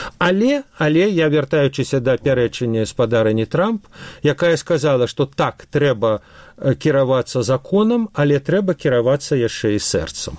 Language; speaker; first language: Belarusian; non-native, local second language; Russian